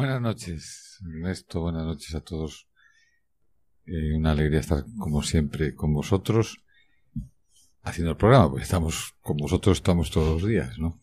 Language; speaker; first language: Spanish; native; Spanish